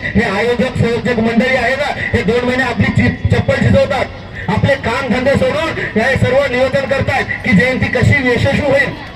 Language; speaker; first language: Marathi; non-native, local second language; Lambadi